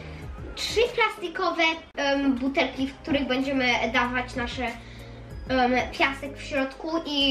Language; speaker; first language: Polish; early bilingual, heritage; Polish